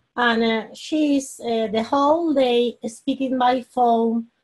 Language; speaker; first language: English; non-native, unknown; Spanish